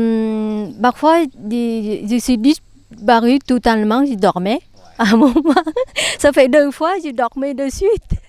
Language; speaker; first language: French; non-native, learner; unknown